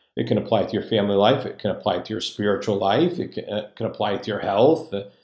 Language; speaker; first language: English; native; English